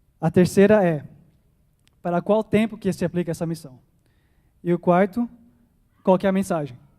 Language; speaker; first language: Portuguese; early bilingual, heritage; Portuguese